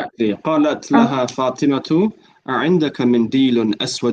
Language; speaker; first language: Arabic; non-native, fluent; English